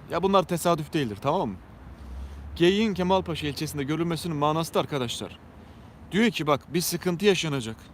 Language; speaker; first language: Turkish; native; Turkish